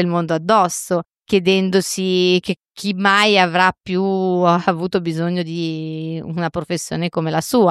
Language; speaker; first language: Italian; native; Italian